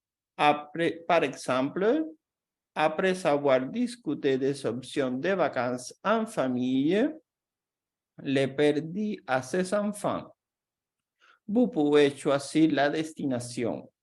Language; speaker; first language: French; non-native, fluent; Portuguese